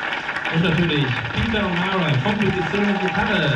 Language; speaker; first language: German; non-native, fluent; English